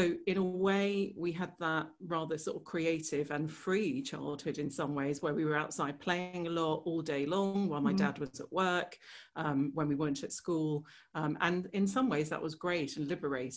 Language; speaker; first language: English; native; English